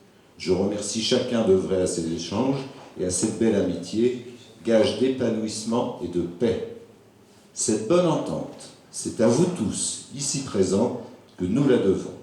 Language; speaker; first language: French; native; French